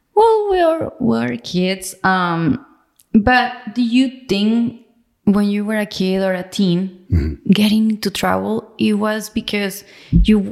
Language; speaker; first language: English; non-native, fluent; Spanish